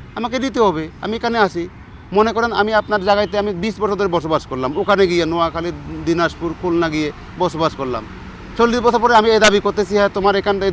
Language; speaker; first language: Bangla; non-native, local second language; Chakma